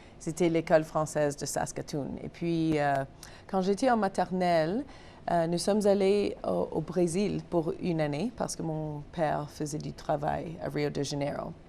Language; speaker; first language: French; non-native, local second language; English